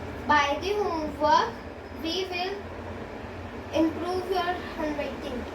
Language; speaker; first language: English; non-native, learner; Hindi